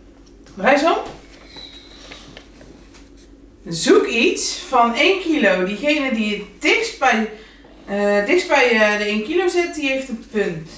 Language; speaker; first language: Dutch; native; Dutch